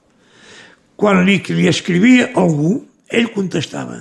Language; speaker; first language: Catalan; native; Catalan